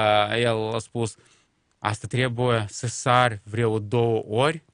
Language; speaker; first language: Romanian; non-native, local second language; Russian